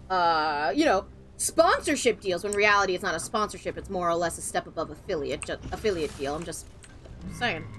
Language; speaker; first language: English; native; English